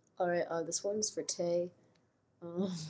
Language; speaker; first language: English; native; English